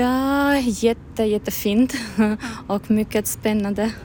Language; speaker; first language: Swedish; non-native, learner; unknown